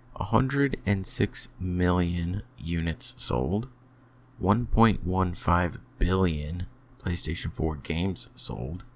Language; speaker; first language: English; native; English